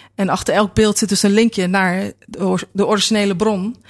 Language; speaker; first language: Dutch; native; Dutch